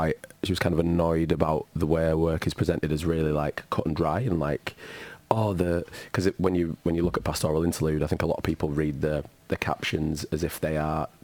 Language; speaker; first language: English; native; English